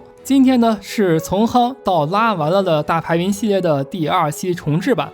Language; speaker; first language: Chinese; native; Chinese